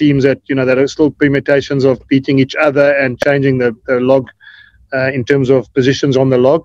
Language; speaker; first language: English; native; English